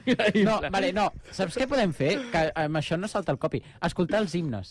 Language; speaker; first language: Catalan; native; Catalan